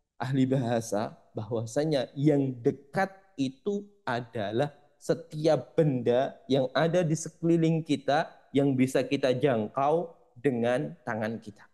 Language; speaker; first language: Indonesian; native; Indonesian